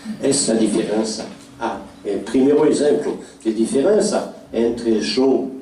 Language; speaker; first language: Spanish; non-native, fluent; French